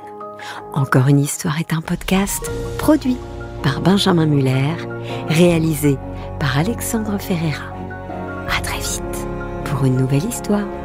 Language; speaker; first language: French; native; French